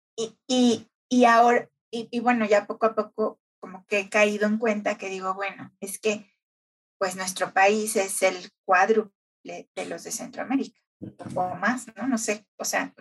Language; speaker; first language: Spanish; native; Spanish